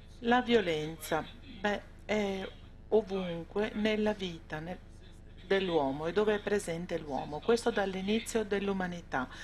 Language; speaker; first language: Italian; native; Italian